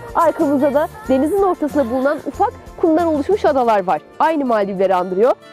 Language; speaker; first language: Turkish; native; Turkish